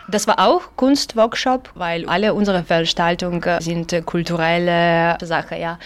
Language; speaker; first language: German; non-native, learner; Ukrainian